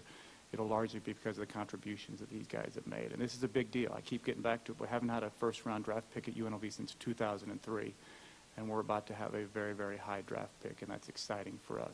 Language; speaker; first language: English; native; English